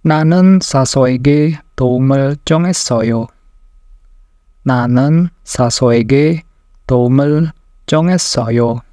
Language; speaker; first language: Korean; non-native, fluent; Indonesian